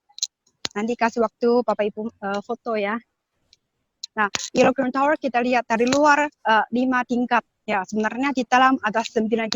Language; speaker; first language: Indonesian; non-native, learner; Chinese